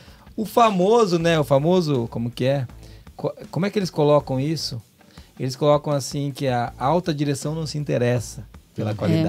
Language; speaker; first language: Portuguese; native; Portuguese